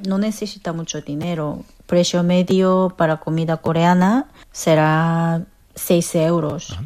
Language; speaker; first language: Spanish; non-native, fluent; Korean